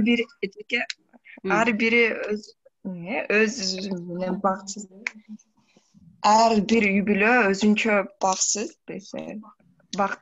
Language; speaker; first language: Kyrgyz; non-native, local second language; Russian